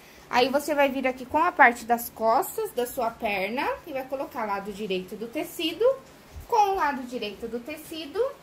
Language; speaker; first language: Portuguese; native; Portuguese